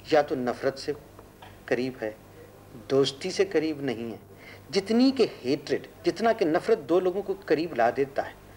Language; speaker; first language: Urdu; non-native, local second language; Punjabi